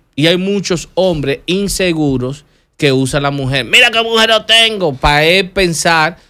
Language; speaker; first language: Spanish; native; Spanish